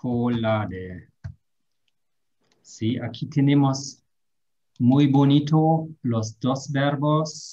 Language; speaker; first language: Spanish; non-native, fluent; German